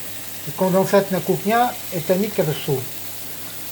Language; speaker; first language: Russian; non-native, learner; French